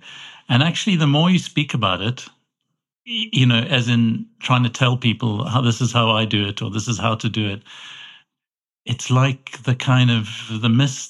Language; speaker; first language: English; native; English